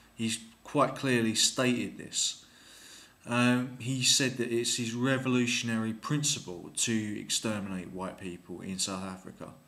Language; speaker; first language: English; native; English